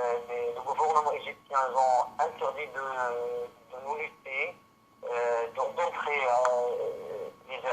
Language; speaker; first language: French; non-native, fluent; Arabic